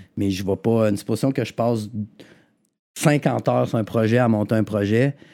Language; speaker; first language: French; native; French